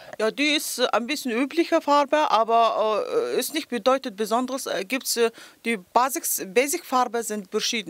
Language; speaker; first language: German; non-native, learner; Mongolian